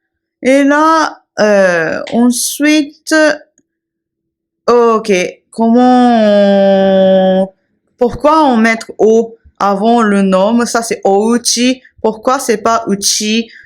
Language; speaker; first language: French; non-native, fluent; Japanese